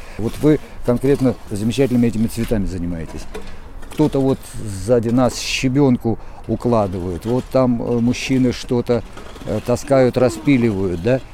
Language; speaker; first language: Russian; native; Russian